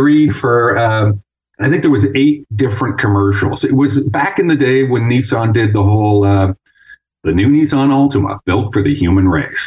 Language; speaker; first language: English; native; English